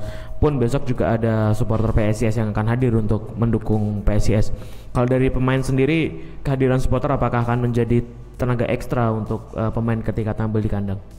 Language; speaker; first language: Indonesian; native; Indonesian